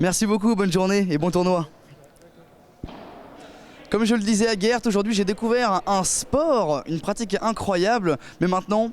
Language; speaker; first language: French; native; French